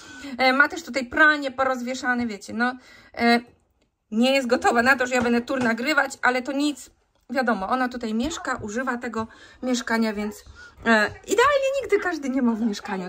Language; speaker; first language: Polish; native; Polish